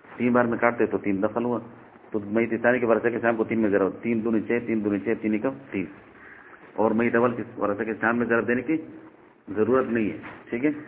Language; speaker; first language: Urdu; non-native, local second language; Northern Hindko